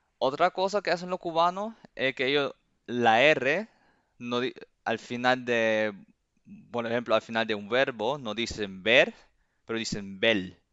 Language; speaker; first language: Spanish; early bilingual, heritage; Spanish